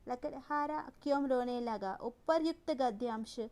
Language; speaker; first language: Hindi; non-native, local second language; Telugu